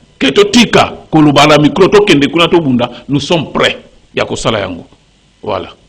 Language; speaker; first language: Lingala; native; Lingala